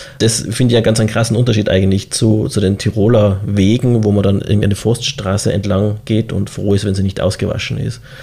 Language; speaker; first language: German; native; German